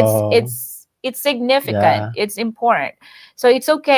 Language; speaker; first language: English; non-native, local second language; Iloko